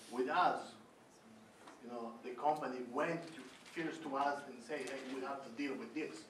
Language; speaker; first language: English; non-native, learner; Spanish